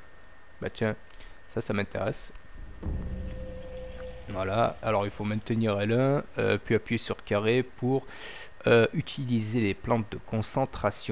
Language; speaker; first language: French; native; French